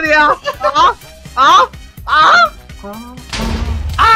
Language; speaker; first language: Chinese; native; Chinese